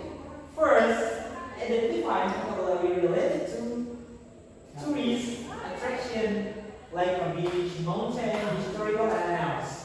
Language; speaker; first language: English; non-native, learner; Indonesian